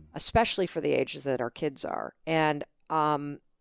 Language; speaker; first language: English; native; English